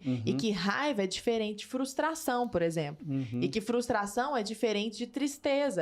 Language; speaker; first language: Portuguese; native; Portuguese